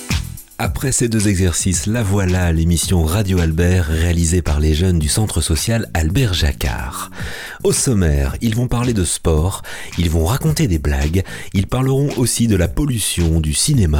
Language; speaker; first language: French; native; French